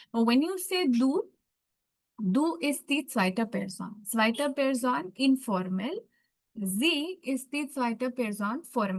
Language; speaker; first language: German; non-native, fluent; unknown